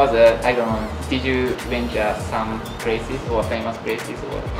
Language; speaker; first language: English; non-native, learner; Japanese